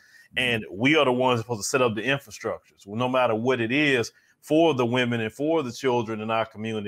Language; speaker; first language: English; native; English